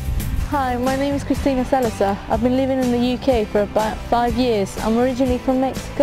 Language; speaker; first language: English; non-native, local second language; Spanish